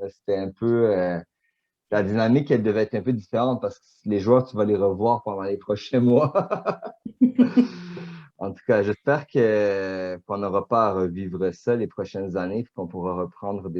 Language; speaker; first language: French; native; French